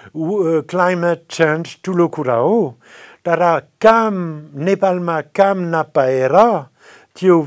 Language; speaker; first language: Nepali; non-native, fluent; French